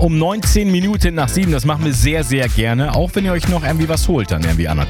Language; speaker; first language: German; native; German